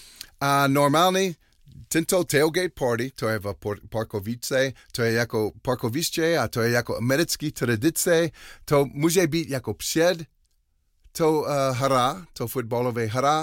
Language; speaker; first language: Czech; non-native, learner; English